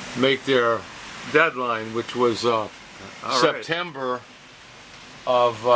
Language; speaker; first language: English; native; English